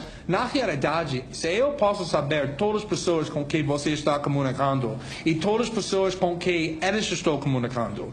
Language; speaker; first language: Portuguese; non-native, fluent; English